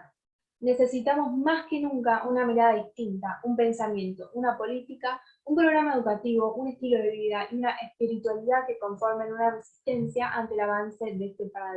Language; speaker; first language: Spanish; native; Spanish